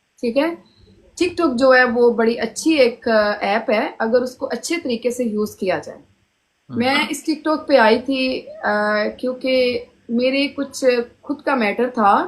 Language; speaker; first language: Urdu; early bilingual, heritage; Hindi